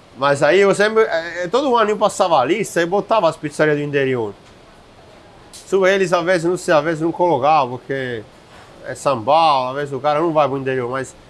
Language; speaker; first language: Portuguese; non-native, fluent; Italian